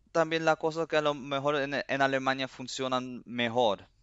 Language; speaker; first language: Spanish; early bilingual, heritage; Spanish